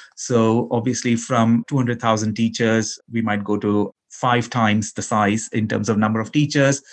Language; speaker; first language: English; non-native, local second language; Malayalam